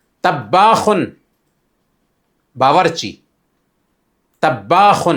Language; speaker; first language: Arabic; non-native, fluent; Urdu